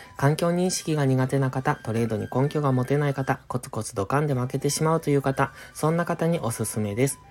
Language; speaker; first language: Japanese; native; Japanese